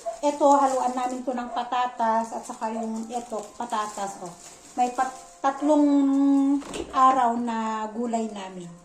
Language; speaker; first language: Filipino; non-native, local second language; Iloko